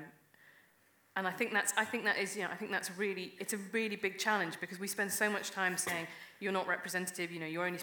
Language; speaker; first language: English; native; English